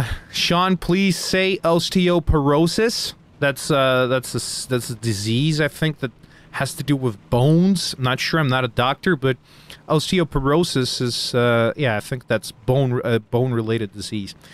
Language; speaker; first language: English; early bilingual, other home language; Russian